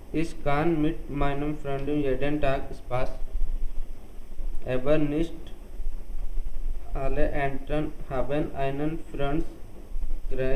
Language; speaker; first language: German; non-native, learner; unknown